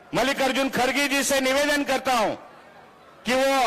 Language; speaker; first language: Hindi; non-native, local second language; Marathi